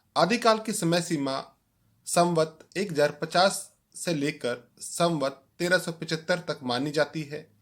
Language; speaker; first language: Hindi; native; Hindi